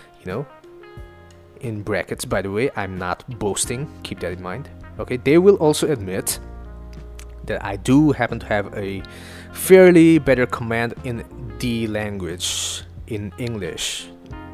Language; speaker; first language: English; non-native, local second language; Assamese